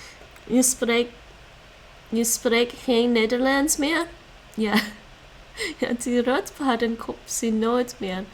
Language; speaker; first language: Dutch; non-native, learner; English